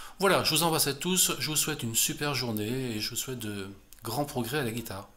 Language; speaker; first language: French; native; French